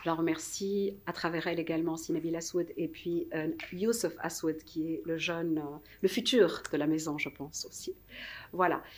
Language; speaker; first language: French; non-native, local second language; Arabic